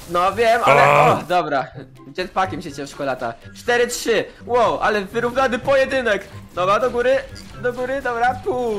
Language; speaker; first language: Polish; native; Polish